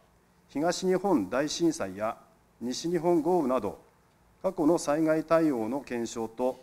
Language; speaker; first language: Japanese; native; Japanese